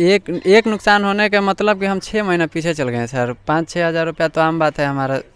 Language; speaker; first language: Hindi; native; Hindi